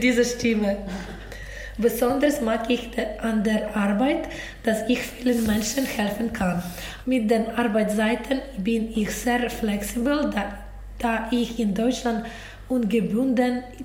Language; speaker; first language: German; non-native, learner; Ukrainian